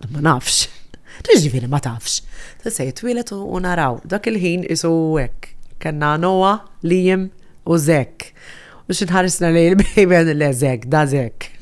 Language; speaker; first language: Maltese; native; Maltese